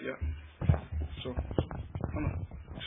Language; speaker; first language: German; non-native, learner; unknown